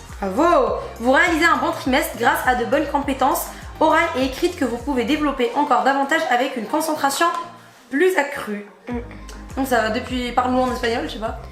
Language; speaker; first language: French; native; French